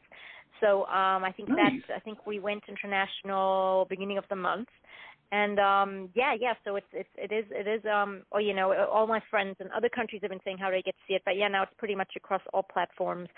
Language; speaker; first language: English; native; English